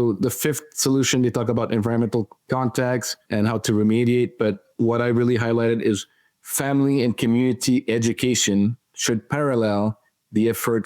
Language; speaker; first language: English; non-native, fluent; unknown